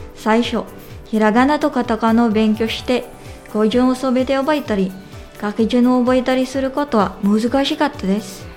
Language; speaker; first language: Japanese; non-native, learner; Filipino